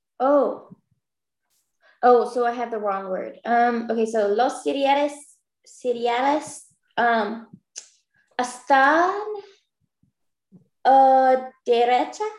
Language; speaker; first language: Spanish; non-native, learner; English